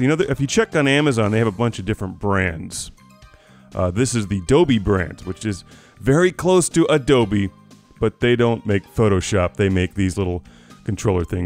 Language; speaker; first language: English; native; English